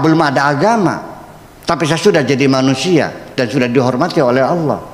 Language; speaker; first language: Indonesian; native; Indonesian